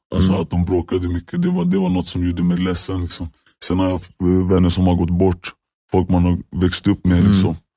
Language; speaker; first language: Swedish; native; Swedish